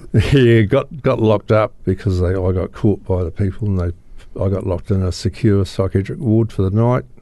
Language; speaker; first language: English; native; English